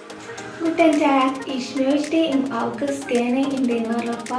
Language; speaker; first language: German; non-native, learner; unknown